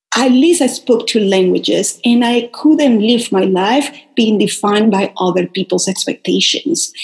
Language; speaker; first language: English; non-native, fluent; Spanish